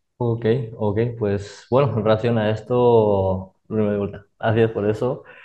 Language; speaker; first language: Spanish; early bilingual, other home language; Arabic